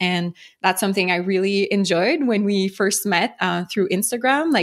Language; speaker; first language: English; non-native, fluent; French